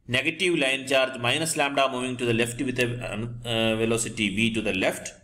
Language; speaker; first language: English; non-native, local second language; Malayalam